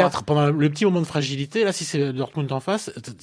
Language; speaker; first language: French; native; French